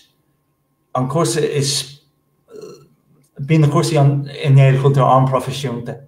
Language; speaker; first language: Irish; non-native, local second language; English